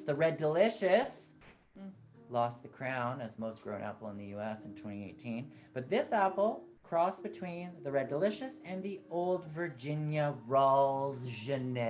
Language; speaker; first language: English; native; English